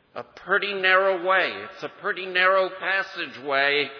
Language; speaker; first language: English; native; English